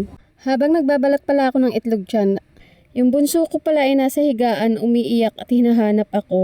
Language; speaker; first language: Filipino; native; Filipino